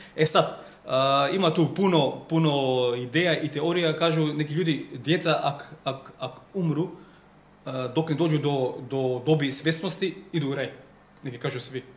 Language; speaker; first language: Serbian; non-native, fluent; Macedonian